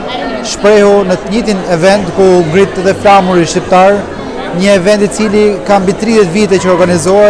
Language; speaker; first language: Albanian; native; Albanian